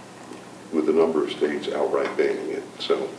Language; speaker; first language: English; native; English